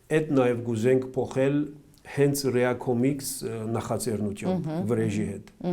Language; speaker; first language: Armenian; early bilingual, heritage; Armenian